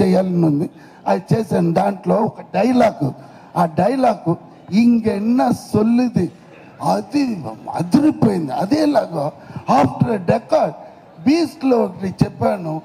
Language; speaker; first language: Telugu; non-native, learner; Tamil